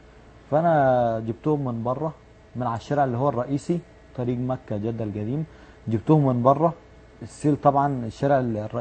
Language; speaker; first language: Arabic; native; Arabic